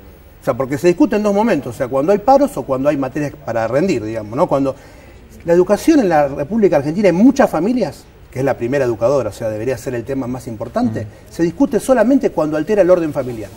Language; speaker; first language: Spanish; native; Spanish